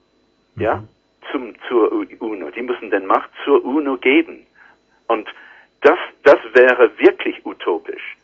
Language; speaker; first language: German; non-native, learner; English